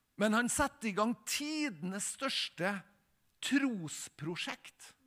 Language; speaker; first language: Norwegian; native; Norwegian